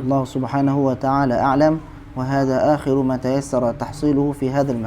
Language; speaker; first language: Arabic; non-native, fluent; Malay